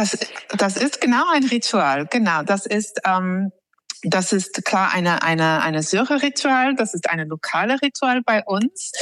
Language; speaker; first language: German; non-native, fluent; English